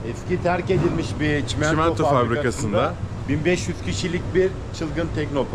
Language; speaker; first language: Turkish; native; Turkish